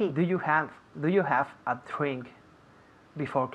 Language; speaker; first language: English; non-native, learner; Spanish